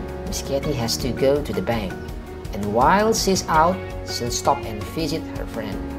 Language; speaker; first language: English; non-native, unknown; Indonesian